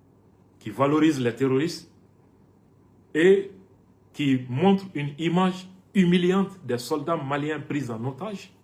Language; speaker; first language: French; non-native, local second language; Bambara